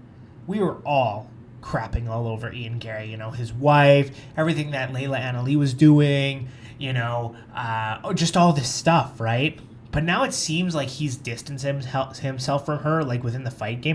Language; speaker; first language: English; native; English